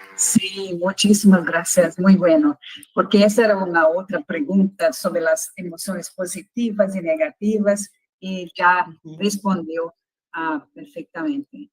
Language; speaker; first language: Spanish; non-native, fluent; Portuguese